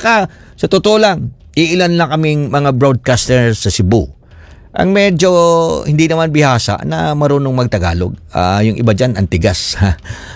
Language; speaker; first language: Filipino; non-native, local second language; Cebuano